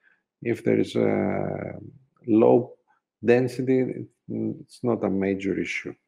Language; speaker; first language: English; non-native, fluent; Greek